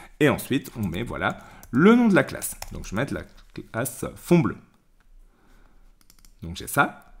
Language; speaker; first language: French; native; French